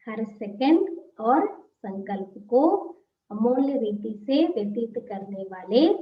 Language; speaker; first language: Hindi; non-native, local second language; Telugu